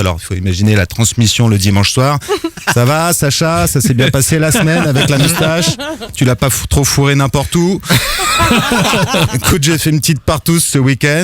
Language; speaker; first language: French; native; French